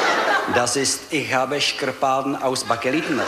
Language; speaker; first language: German; non-native, learner; Czech